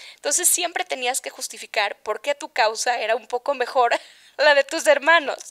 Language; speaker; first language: Spanish; native; Spanish